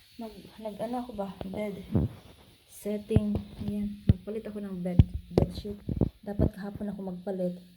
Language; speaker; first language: Filipino; non-native, local second language; Cebuano